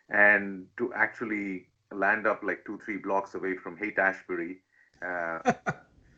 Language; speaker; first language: English; non-native, local second language; Telugu